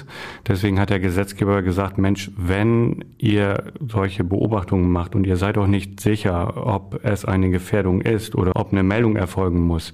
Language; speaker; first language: German; native; German